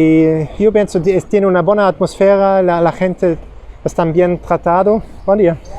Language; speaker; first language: Spanish; non-native, learner; German